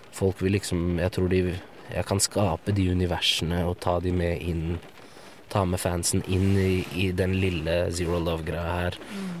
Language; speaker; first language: Norwegian; early bilingual, other home language; Arabic